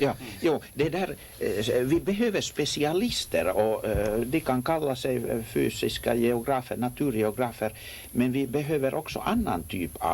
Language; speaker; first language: Swedish; non-native, local second language; Finnish